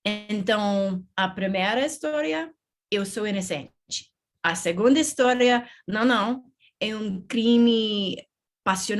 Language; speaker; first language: Portuguese; non-native, learner; English